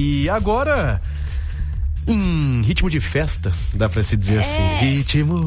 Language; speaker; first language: Portuguese; native; Portuguese